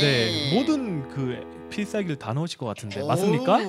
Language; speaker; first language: Korean; native; Korean